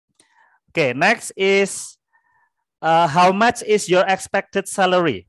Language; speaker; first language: English; non-native, fluent; Indonesian